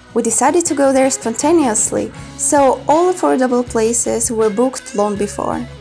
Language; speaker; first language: English; non-native, fluent; Kazakh